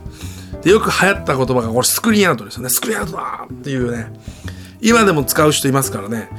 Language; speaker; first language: Japanese; native; Japanese